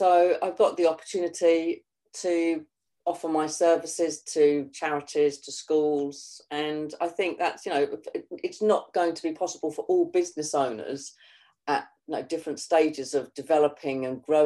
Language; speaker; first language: English; native; English